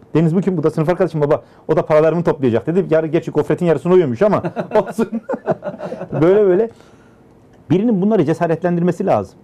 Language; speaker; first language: Turkish; native; Turkish